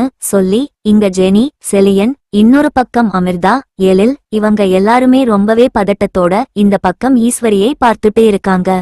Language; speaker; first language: Tamil; native; Tamil